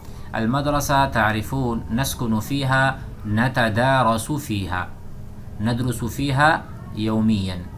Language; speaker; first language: Arabic; non-native, fluent; Urdu